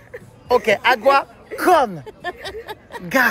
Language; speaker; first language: Spanish; non-native, learner; French